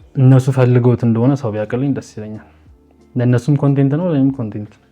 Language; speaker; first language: Amharic; native; Amharic